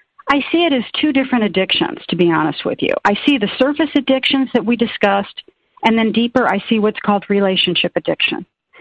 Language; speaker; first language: English; native; English